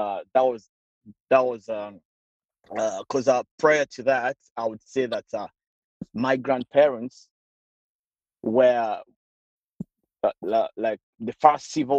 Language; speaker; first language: English; non-native, local second language; Ganda